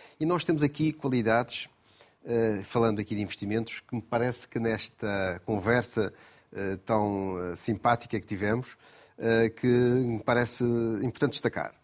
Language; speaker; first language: Portuguese; native; Portuguese